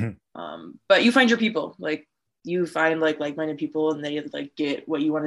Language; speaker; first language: English; native; English